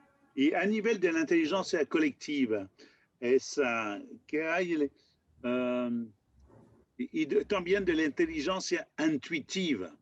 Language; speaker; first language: Spanish; non-native, fluent; French